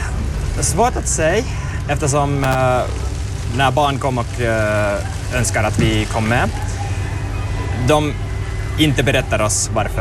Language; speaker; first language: Swedish; non-native, learner; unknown